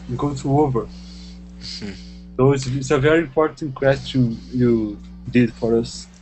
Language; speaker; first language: English; non-native, learner; Portuguese